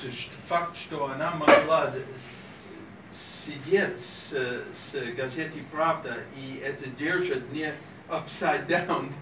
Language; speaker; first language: Russian; non-native, fluent; English